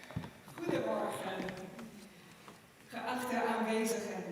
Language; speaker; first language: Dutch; non-native, fluent; German